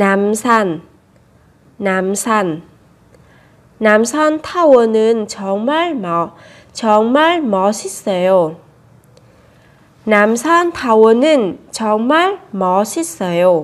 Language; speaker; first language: Korean; non-native, fluent; Vietnamese